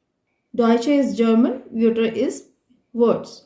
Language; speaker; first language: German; non-native, fluent; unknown